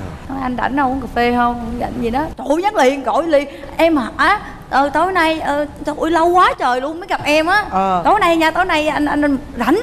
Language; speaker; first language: Vietnamese; native; Vietnamese